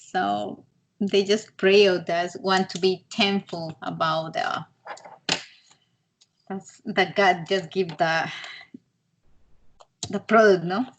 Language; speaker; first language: English; non-native, learner; Spanish